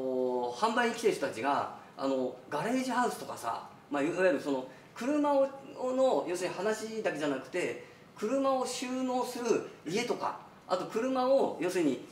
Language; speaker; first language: Japanese; native; Japanese